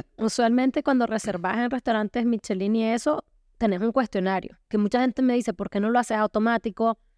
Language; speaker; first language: Spanish; native; Spanish